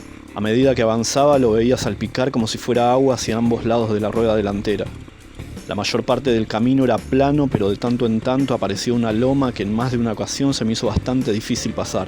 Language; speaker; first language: Spanish; native; Spanish